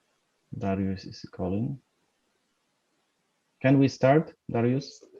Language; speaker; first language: English; non-native, fluent; Polish